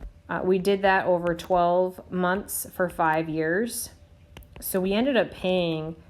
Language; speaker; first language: English; native; English